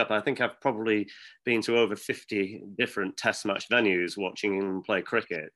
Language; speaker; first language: English; native; English